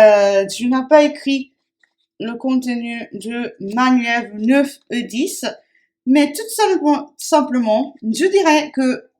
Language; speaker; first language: French; non-native, fluent; Japanese